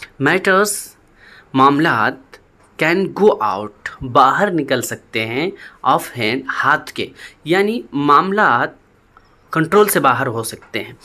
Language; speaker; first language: Urdu; native; Urdu